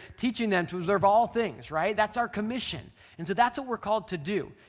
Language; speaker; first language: English; native; English